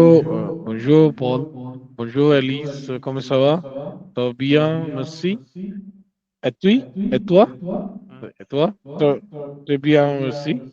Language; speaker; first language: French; non-native, learner; Hindi